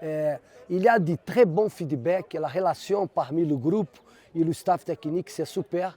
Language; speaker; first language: French; non-native, fluent; Portuguese